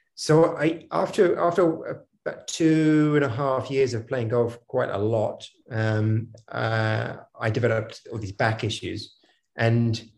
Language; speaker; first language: English; native; English